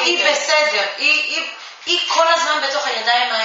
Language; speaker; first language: Hebrew; non-native, fluent; Japanese